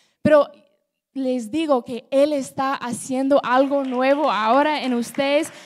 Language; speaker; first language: Spanish; non-native, fluent; English